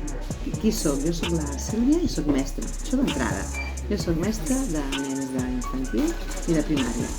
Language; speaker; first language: Catalan; native; Catalan